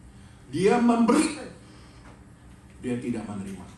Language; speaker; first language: Indonesian; native; Indonesian